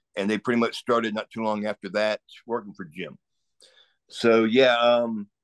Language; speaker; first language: English; native; English